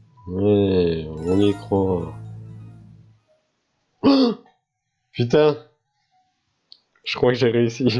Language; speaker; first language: French; native; French